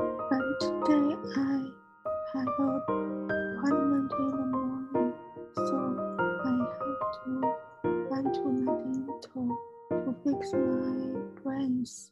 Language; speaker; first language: English; non-native, learner; Chinese